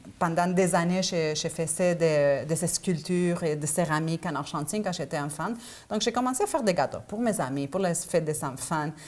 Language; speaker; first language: French; non-native, fluent; Spanish